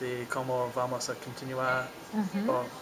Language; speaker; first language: Spanish; non-native, learner; English